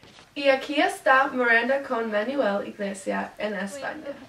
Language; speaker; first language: Spanish; non-native, learner; English